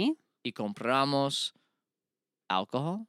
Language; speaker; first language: Spanish; non-native, learner; English